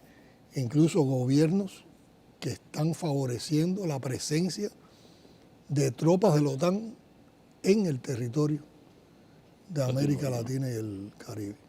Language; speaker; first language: Spanish; native; Spanish